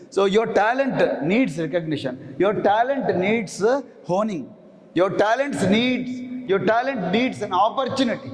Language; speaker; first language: English; non-native, local second language; Telugu